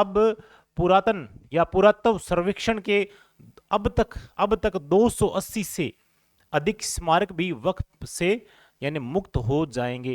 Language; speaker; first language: Hindi; native; Hindi